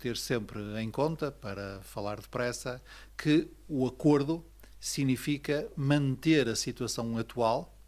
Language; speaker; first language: Portuguese; native; Portuguese